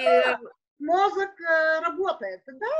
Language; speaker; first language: Russian; non-native, learner; Bulgarian